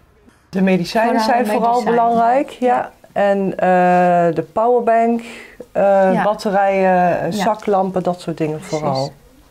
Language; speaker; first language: Dutch; native; Dutch